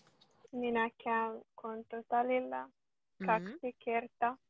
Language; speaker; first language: Finnish; non-native, learner; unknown